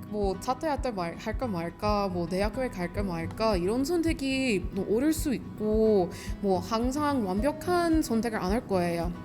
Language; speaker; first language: Korean; non-native, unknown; English